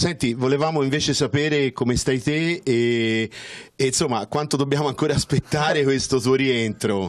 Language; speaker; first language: Italian; native; Italian